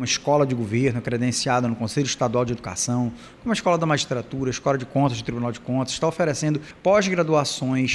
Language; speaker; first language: Portuguese; native; Portuguese